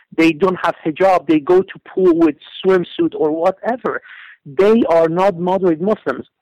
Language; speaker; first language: English; non-native, fluent; Persian